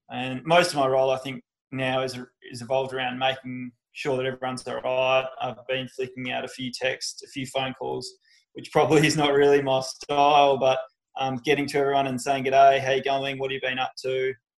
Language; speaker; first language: English; native; English